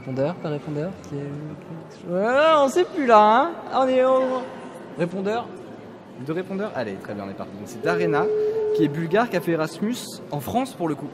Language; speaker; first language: French; native; French